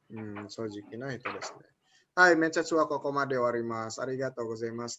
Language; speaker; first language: Japanese; non-native, fluent; Indonesian